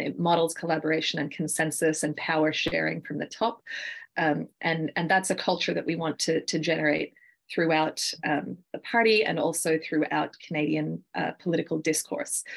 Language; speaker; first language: English; native; English